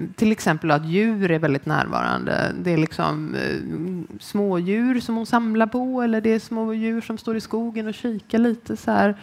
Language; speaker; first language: Swedish; native; Swedish